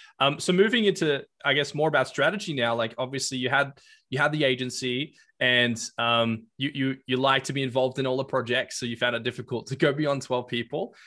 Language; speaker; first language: English; native; English